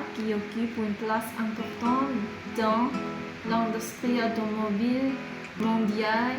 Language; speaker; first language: French; non-native, fluent; Korean